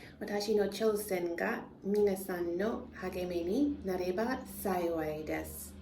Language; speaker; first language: Japanese; non-native, learner; English